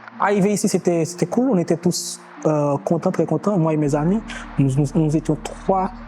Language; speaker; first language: French; non-native, local second language; Haitian Creole